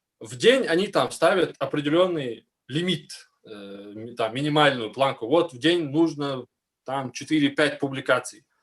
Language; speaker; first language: Russian; non-native, local second language; Ingush